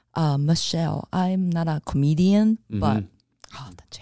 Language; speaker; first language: English; non-native, fluent; Japanese